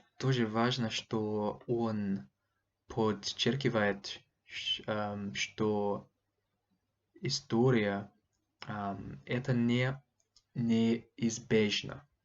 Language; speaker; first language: Russian; non-native, learner; English